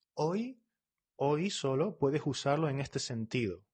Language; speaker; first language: Spanish; native; Spanish